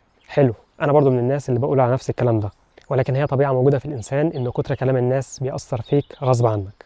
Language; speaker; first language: Arabic; native; Arabic